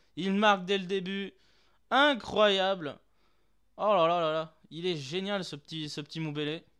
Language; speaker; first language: French; native; French